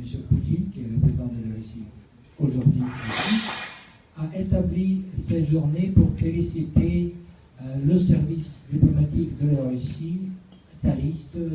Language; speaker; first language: French; non-native, fluent; Russian